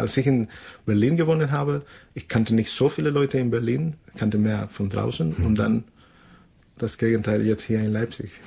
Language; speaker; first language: German; non-native, fluent; Spanish